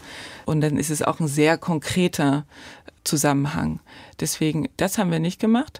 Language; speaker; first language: German; native; German